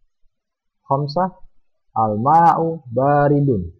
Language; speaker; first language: Arabic; non-native, fluent; Indonesian